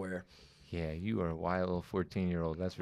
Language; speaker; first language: English; native; English